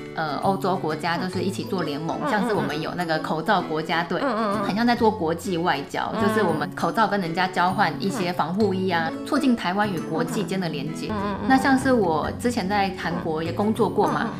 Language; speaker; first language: Chinese; native; Chinese